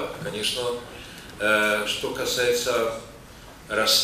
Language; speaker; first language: Russian; non-native, fluent; Czech